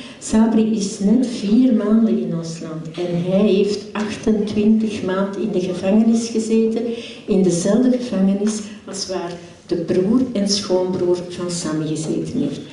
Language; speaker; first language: Dutch; native; Dutch